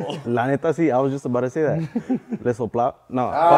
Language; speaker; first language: English; native; English